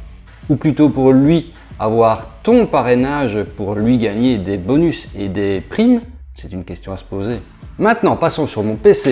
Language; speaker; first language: French; native; French